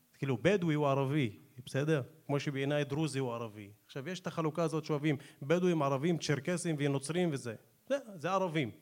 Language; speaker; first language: Hebrew; non-native, local second language; Arabic